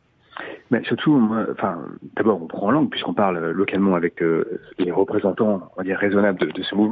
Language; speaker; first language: French; native; French